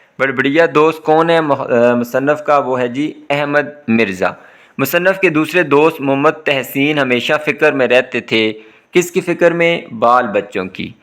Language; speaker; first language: Urdu; native; Urdu